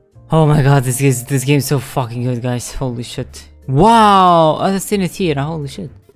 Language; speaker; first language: English; non-native, learner; Albanian